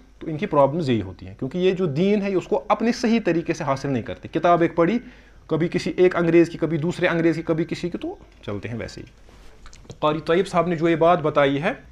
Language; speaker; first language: Urdu; non-native, local second language; Kashmiri